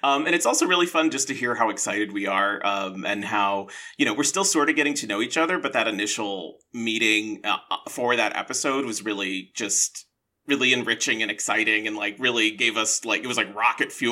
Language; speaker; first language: English; native; English